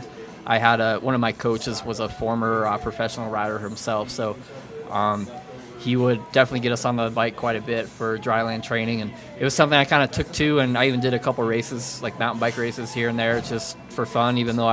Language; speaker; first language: English; native; English